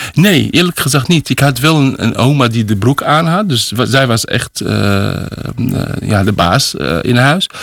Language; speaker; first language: Dutch; early bilingual, other home language; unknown